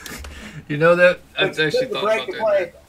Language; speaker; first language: English; native; English